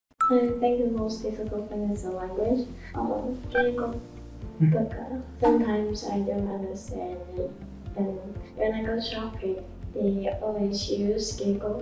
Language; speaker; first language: English; non-native, learner; Cantonese